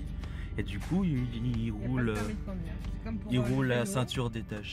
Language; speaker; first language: French; native; French